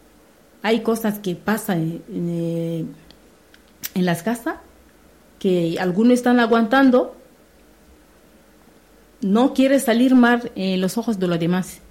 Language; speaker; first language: Spanish; non-native, learner; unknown